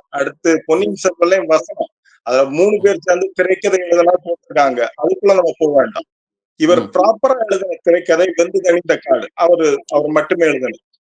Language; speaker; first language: Tamil; native; Tamil